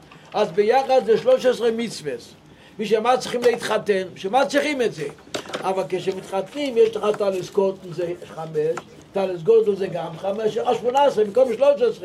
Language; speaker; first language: Hebrew; non-native, local second language; Yiddish